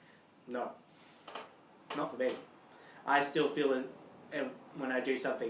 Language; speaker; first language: English; native; English